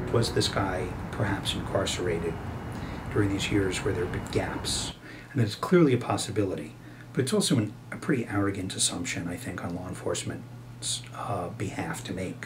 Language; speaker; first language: English; native; English